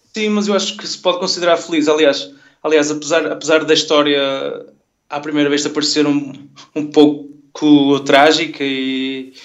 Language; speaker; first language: Portuguese; native; Portuguese